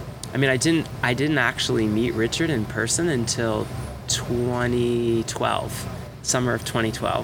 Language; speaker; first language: English; native; English